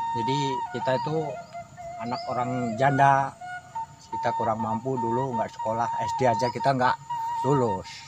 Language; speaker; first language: Indonesian; non-native, local second language; Javanese